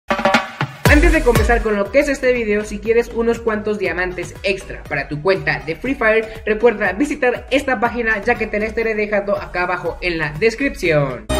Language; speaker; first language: Spanish; native; Spanish